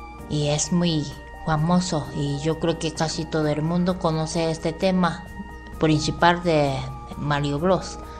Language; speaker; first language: Spanish; non-native, fluent; Japanese